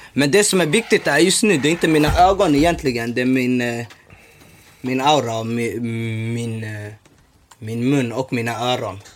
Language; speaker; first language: Swedish; early bilingual, other home language; Somali